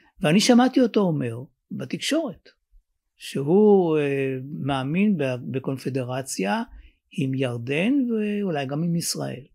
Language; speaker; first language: Hebrew; native; Hebrew